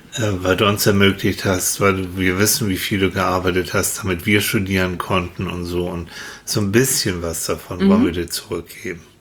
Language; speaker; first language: German; native; German